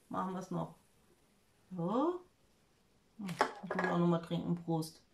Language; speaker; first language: German; native; German